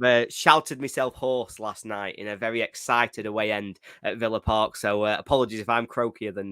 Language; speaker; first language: English; native; English